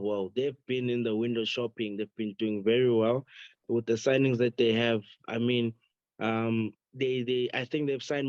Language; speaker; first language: English; non-native, local second language; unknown